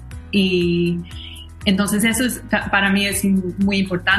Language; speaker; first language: Spanish; early bilingual, heritage; Spanish